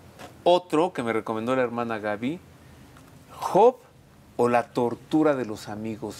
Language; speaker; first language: Spanish; native; Spanish